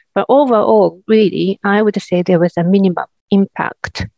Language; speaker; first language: English; non-native, fluent; Japanese